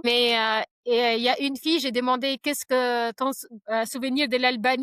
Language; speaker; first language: French; non-native, fluent; Albanian